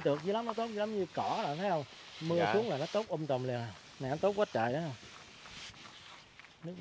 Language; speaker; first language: Vietnamese; native; Vietnamese